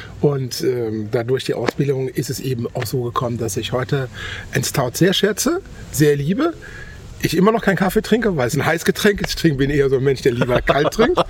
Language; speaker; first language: German; native; German